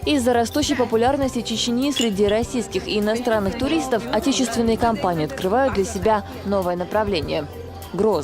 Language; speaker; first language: Russian; native; Russian